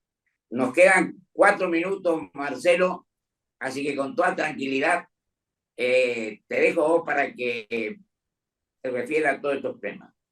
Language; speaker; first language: Spanish; native; Spanish